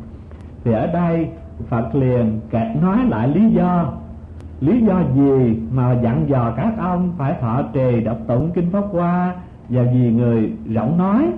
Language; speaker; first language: Vietnamese; native; Vietnamese